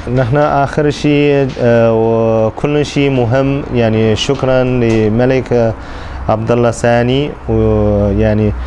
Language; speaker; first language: Arabic; non-native, learner; Chinese